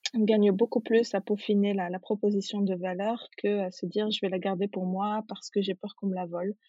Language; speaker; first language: French; non-native, local second language; Arabic